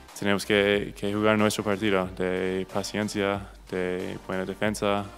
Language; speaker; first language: Spanish; non-native, fluent; English